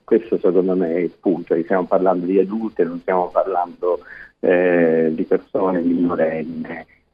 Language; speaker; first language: Italian; non-native, fluent; English